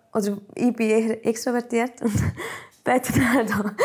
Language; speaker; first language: German; native; German